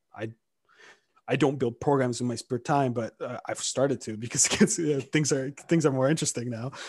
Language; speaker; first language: English; early bilingual, other home language; Romanian